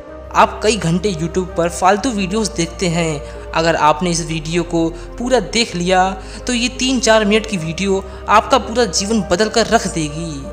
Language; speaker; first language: Hindi; native; Hindi